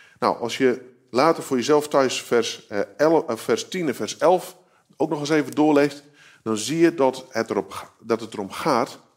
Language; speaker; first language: Dutch; native; Dutch